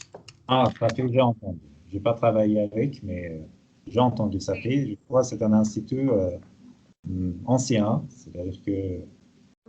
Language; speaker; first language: French; non-native, fluent; Persian